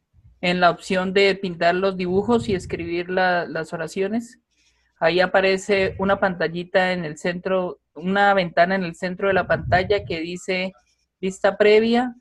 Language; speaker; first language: Spanish; native; Spanish